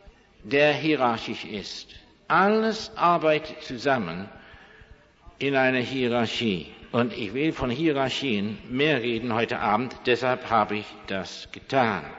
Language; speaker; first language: German; non-native, fluent; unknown